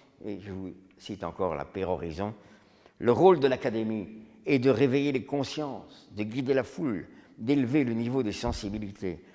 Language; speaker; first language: French; native; French